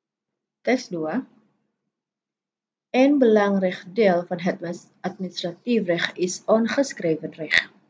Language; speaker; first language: Dutch; non-native, fluent; Indonesian